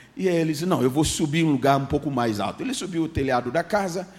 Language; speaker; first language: Portuguese; non-native, fluent; English